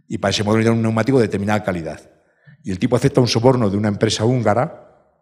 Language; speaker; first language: Spanish; native; Spanish